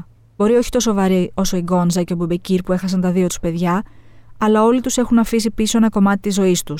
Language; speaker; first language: Greek; native; Greek